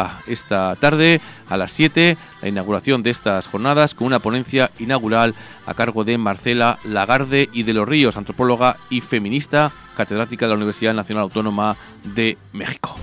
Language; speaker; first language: Spanish; native; Spanish